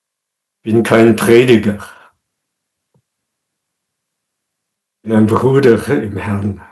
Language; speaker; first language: German; non-native, fluent; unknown